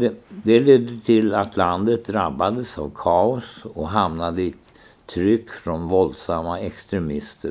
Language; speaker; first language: Swedish; native; Swedish